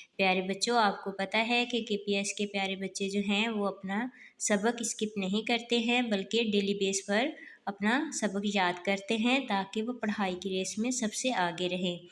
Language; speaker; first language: Urdu; non-native, local second language; Punjabi